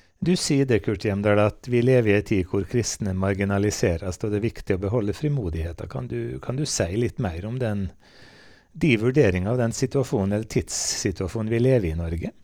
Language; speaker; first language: Norwegian; native; Norwegian